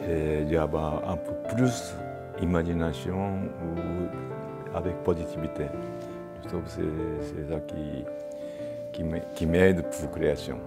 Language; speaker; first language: French; non-native, fluent; Japanese